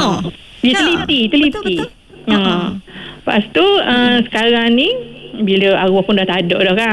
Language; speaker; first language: Malay; native; Malay